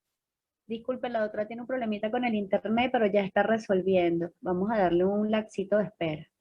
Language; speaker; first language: Spanish; native; Spanish